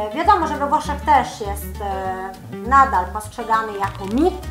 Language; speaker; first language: Polish; non-native, fluent; Italian